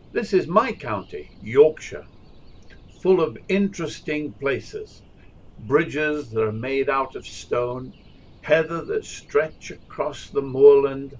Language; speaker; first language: English; native; English